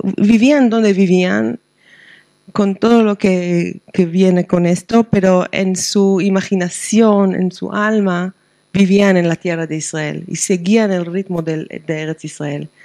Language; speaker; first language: Spanish; non-native, fluent; Hebrew